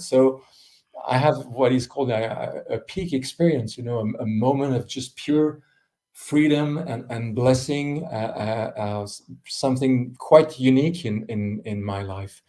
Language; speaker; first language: English; non-native, fluent; French